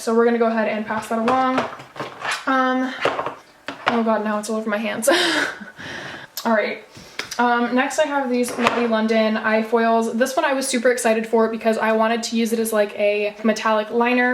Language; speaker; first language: English; native; English